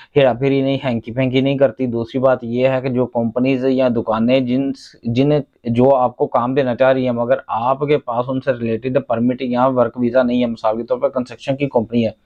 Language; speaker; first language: Urdu; non-native, local second language; Punjabi